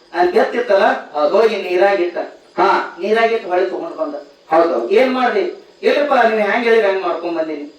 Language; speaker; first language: Kannada; non-native, local second language; Lambadi